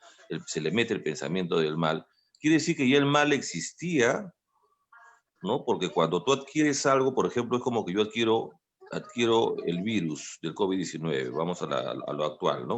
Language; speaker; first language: Spanish; native; Spanish